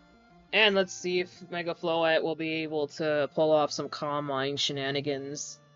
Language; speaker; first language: English; native; English